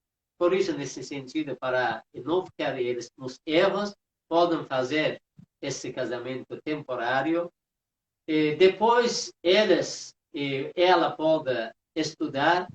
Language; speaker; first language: Portuguese; non-native, fluent; Persian